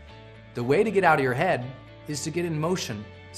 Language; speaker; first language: English; native; English